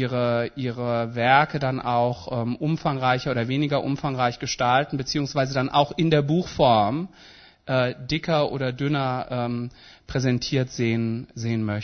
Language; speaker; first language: German; native; German